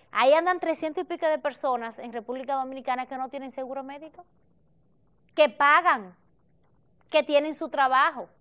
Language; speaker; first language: Spanish; native; Spanish